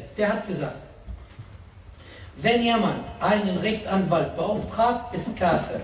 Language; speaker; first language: German; non-native, fluent; Arabic